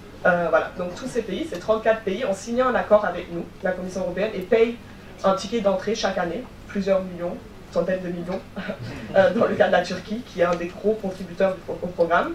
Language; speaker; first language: French; native; French